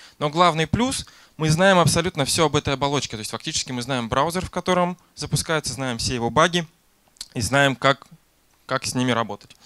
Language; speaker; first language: Russian; native; Russian